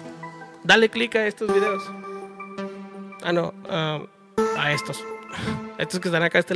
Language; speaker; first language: Spanish; native; Spanish